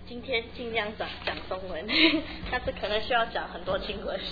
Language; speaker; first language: Chinese; early bilingual, heritage; Chinese